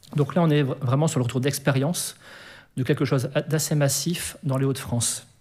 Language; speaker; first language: French; native; French